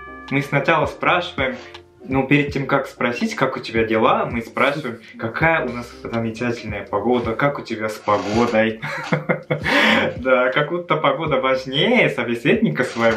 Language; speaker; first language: Russian; non-native, fluent; Japanese